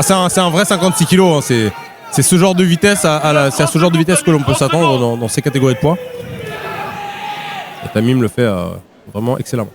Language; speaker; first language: French; native; French